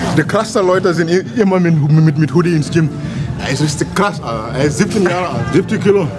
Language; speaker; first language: German; non-native, learner; Wolof